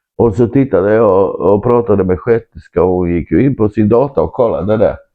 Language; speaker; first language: Swedish; non-native, fluent; Croatian